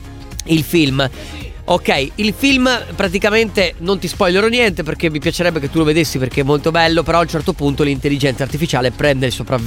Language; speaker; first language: Italian; native; Italian